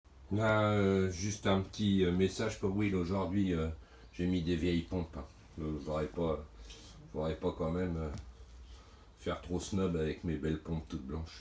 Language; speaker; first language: French; native; French